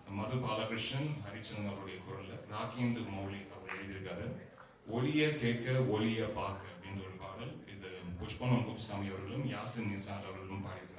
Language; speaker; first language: Tamil; native; Tamil